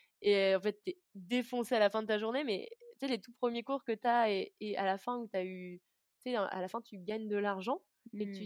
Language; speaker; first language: French; native; French